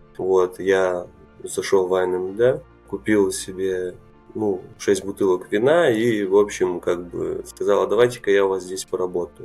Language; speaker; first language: Russian; early bilingual, other home language; Romanian